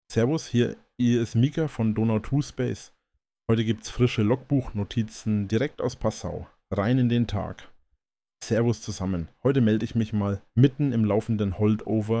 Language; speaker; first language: German; native; German